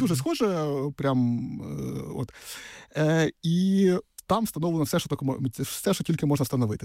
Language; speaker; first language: Ukrainian; native; Ukrainian